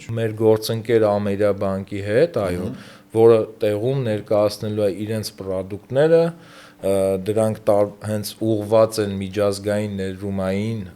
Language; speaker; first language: Armenian; native; Armenian